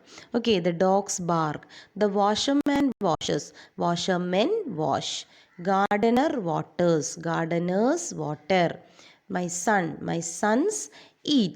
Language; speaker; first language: English; non-native, local second language; Malayalam